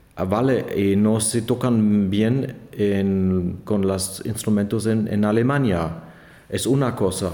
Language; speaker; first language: Spanish; non-native, learner; German